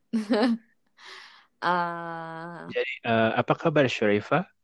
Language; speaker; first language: English; non-native, fluent; Indonesian